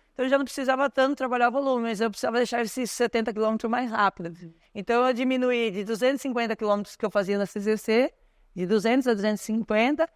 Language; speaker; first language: Portuguese; native; Portuguese